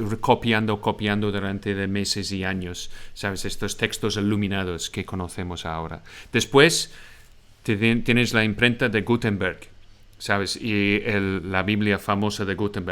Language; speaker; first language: Spanish; non-native, fluent; English